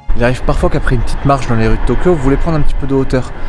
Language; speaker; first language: French; native; French